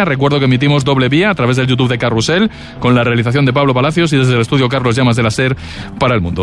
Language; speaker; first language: Spanish; native; Spanish